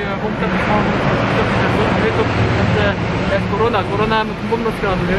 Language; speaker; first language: Dutch; non-native, local second language; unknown